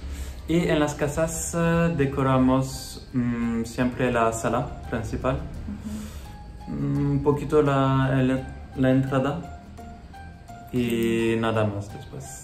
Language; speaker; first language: Spanish; non-native, learner; French